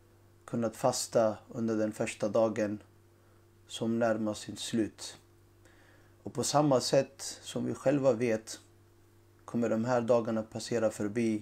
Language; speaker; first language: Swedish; non-native, fluent; Urdu